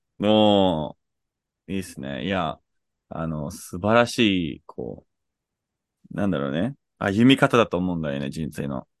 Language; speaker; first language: Japanese; non-native, fluent; English